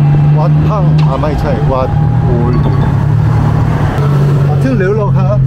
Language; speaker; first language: Thai; non-native, learner; Korean